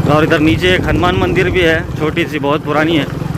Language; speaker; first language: Hindi; non-native, local second language; Urdu